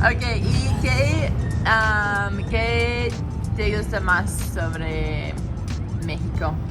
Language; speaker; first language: Spanish; non-native, learner; English